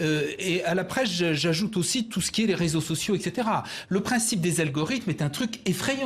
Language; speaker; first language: French; native; French